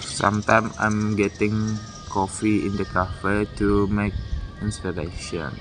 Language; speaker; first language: English; non-native, learner; Indonesian